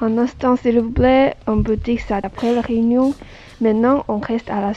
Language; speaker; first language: French; non-native, learner; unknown